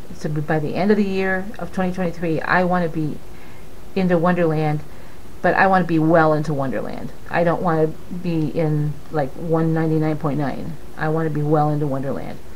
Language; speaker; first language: English; native; English